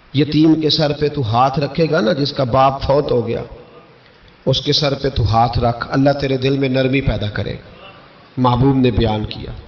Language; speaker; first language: Urdu; non-native, local second language; Punjabi